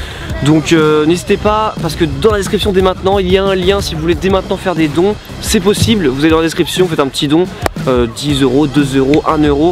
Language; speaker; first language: French; native; French